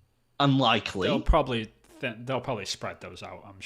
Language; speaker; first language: English; native; English